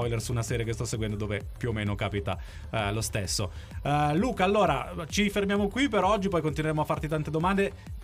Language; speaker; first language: Italian; native; Italian